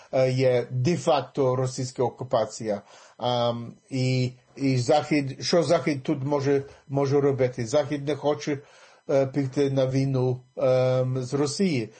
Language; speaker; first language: Ukrainian; early bilingual, heritage; English